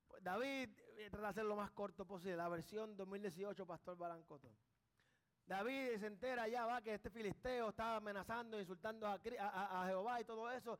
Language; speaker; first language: Spanish; early bilingual, heritage; Spanish